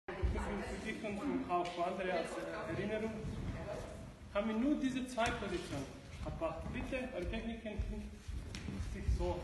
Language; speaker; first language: German; non-native, learner; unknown